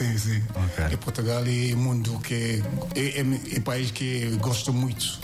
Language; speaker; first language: Portuguese; non-native, learner; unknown